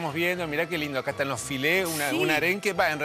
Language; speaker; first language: Spanish; native; Spanish